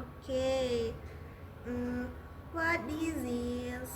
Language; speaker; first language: English; non-native, learner; Indonesian